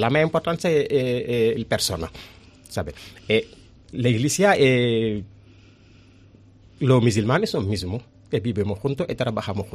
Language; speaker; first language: Spanish; non-native, learner; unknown